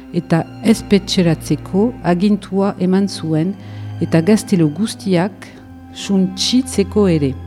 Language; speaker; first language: Basque; non-native, local second language; French